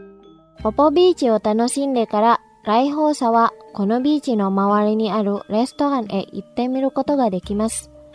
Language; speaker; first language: Japanese; non-native, fluent; Indonesian